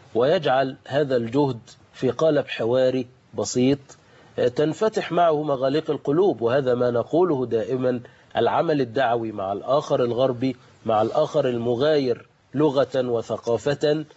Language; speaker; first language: Arabic; native; Arabic